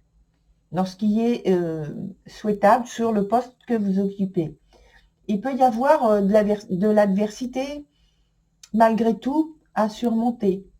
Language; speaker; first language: French; native; French